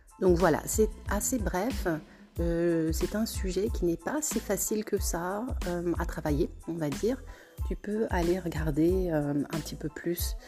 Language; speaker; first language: French; native; French